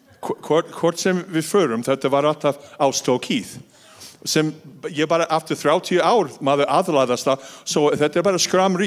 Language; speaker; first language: Icelandic; non-native, fluent; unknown